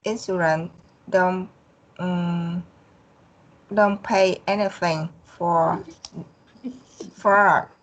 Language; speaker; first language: English; non-native, learner; Vietnamese